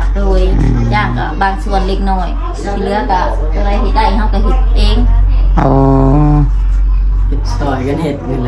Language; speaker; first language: Thai; non-native, local second language; Lao